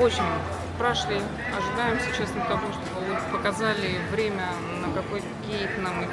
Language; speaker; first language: Russian; native; Russian